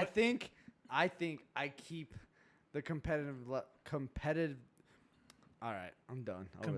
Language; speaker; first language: English; native; English